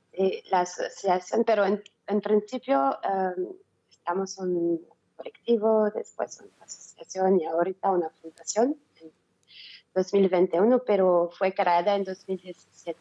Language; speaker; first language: Spanish; non-native, learner; French